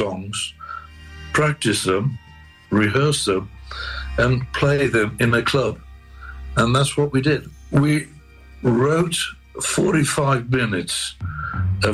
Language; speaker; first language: English; native; English